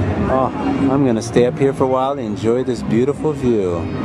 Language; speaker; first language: English; native; English